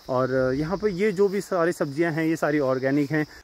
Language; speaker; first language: Hindi; native; Hindi